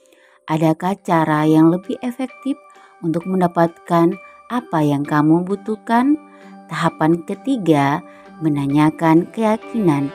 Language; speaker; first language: Indonesian; native; Indonesian